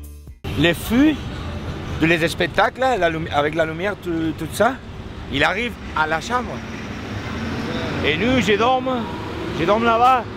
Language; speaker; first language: French; non-native, learner; Spanish